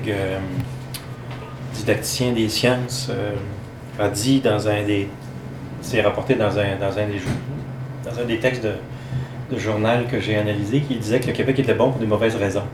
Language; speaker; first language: French; native; French